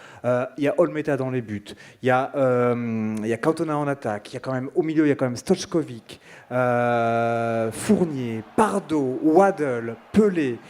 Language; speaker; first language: French; native; French